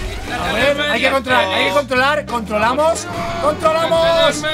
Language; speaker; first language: Spanish; native; Spanish